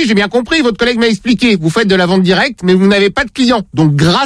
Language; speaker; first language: French; native; French